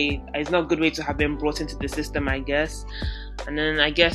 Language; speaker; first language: English; non-native, local second language; Yoruba